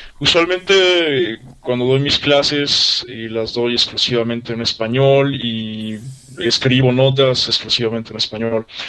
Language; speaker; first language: Spanish; native; Spanish